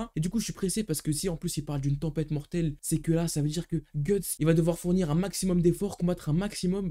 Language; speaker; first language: French; native; French